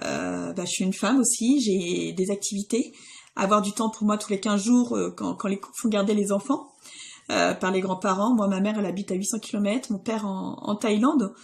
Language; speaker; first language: French; native; French